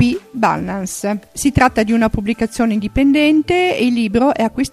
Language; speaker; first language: Italian; native; Italian